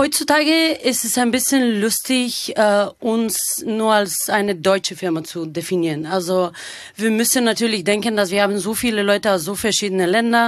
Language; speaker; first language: German; non-native, fluent; Bulgarian